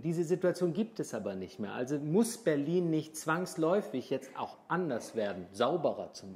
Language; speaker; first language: German; native; German